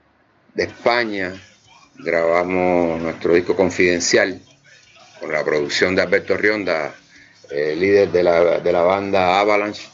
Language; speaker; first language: Spanish; native; Spanish